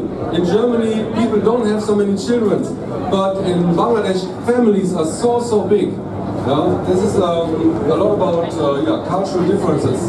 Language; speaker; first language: English; non-native, fluent; German